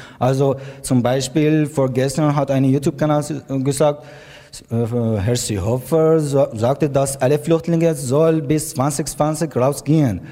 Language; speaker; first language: German; non-native, learner; Arabic